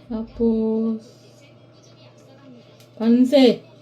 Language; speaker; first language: Filipino; non-native, learner; Korean